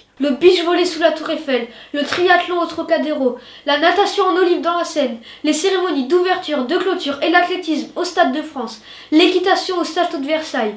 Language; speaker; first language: French; native; French